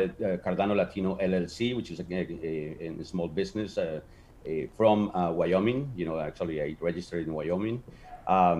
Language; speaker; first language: English; non-native, fluent; Spanish